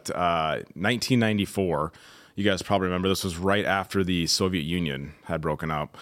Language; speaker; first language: English; native; English